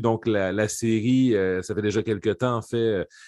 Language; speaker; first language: French; native; French